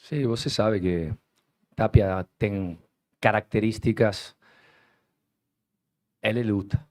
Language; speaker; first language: Portuguese; non-native, fluent; Spanish